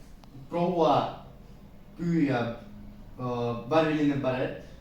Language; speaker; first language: Estonian; non-native, learner; Russian